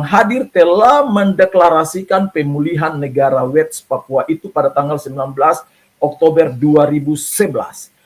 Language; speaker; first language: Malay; non-native, local second language; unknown